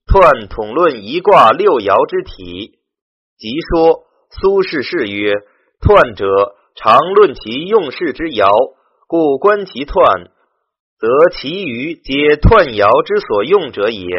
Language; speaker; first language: Chinese; native; Chinese